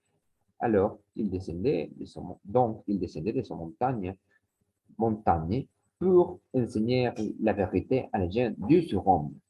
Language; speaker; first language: French; non-native, learner; Spanish